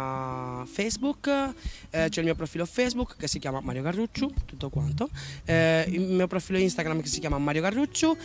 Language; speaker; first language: Italian; native; Italian